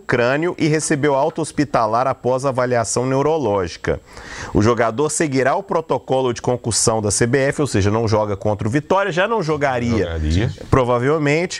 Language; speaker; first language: Portuguese; native; Portuguese